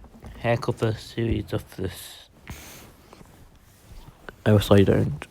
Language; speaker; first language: English; native; English